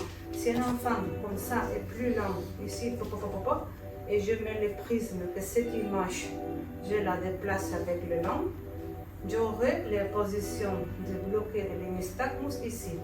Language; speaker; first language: French; non-native, fluent; Spanish